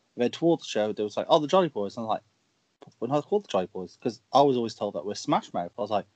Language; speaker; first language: English; native; English